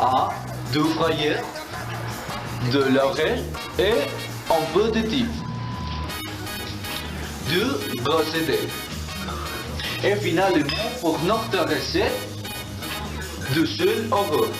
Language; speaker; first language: French; non-native, learner; Spanish